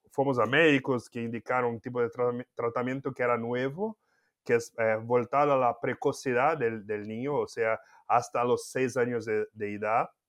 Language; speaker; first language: Spanish; non-native, fluent; Portuguese